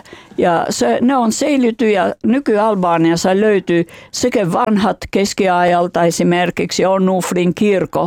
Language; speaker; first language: Finnish; non-native, fluent; Albanian